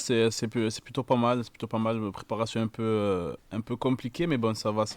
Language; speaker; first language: French; native; French